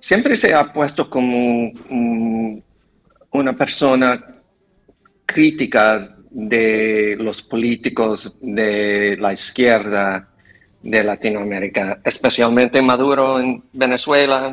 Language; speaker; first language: Spanish; non-native, fluent; English